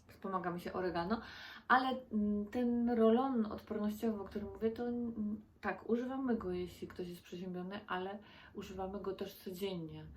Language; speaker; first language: Polish; native; Polish